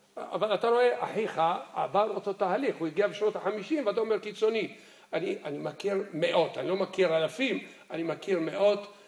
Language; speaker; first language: Hebrew; early bilingual, other home language; Arabic